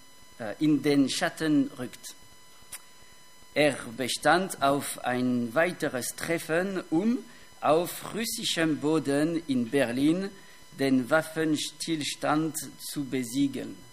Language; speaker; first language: German; non-native, fluent; French